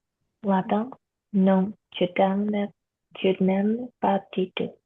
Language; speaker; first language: French; non-native, learner; Korean